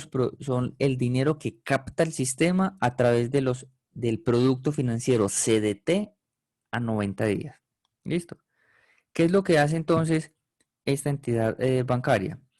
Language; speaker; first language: Spanish; native; Spanish